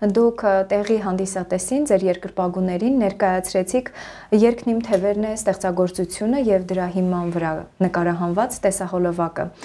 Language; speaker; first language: Armenian; native; Armenian